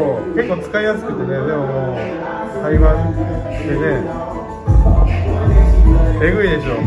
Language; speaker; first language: Japanese; native; Japanese